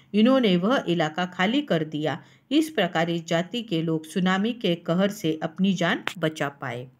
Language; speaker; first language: Hindi; non-native, local second language; Marathi